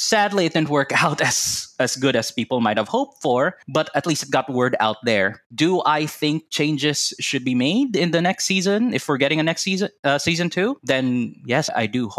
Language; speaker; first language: English; non-native, local second language; Cebuano